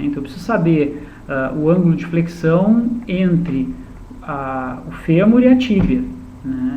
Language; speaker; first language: Portuguese; native; Portuguese